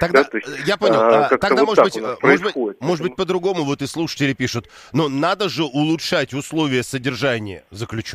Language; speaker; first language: Russian; native; Russian